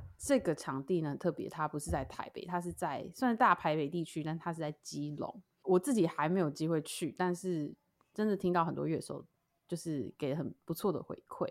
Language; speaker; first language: Chinese; native; Chinese